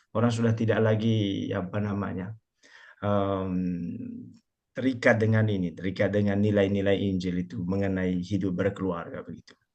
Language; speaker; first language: Indonesian; non-native, local second language; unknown